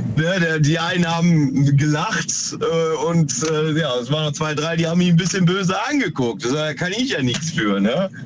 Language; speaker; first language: German; native; German